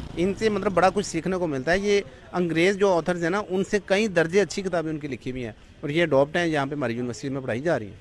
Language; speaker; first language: Urdu; non-native, local second language; Punjabi